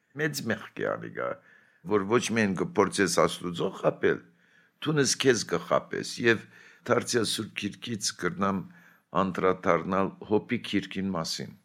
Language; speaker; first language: Armenian; early bilingual, heritage; Armenian